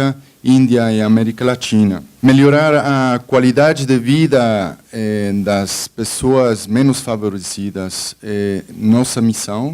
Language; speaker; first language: Portuguese; non-native, fluent; Spanish